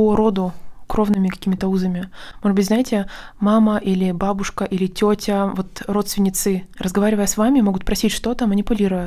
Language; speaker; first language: Russian; native; Russian